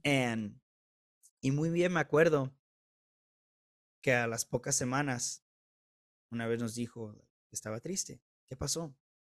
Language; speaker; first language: Spanish; early bilingual, heritage; Spanish